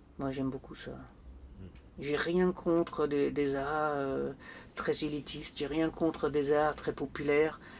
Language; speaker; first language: French; non-native, fluent; Danish